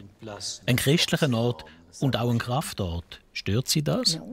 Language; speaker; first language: German; native; German